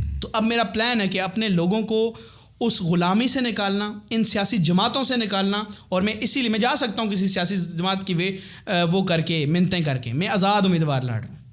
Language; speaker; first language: Urdu; non-native, local second language; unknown